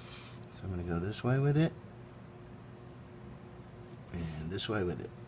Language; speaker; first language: English; native; English